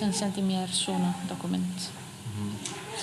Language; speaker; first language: Icelandic; non-native, fluent; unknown